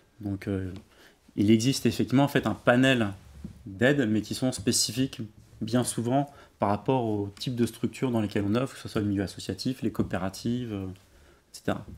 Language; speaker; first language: French; native; French